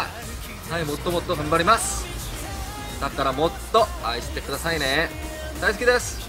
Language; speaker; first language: Japanese; non-native, learner; Korean